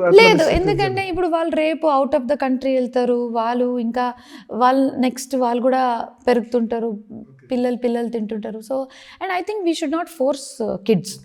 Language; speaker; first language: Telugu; non-native, fluent; Marathi